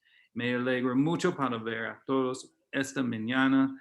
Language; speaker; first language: Spanish; non-native, fluent; English